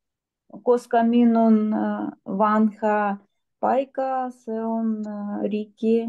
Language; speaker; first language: Finnish; non-native, learner; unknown